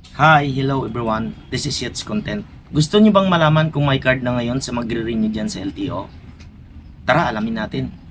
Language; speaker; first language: Filipino; non-native, local second language; Hiligaynon